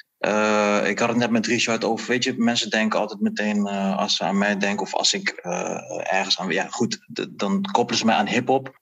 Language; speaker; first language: Dutch; native; Dutch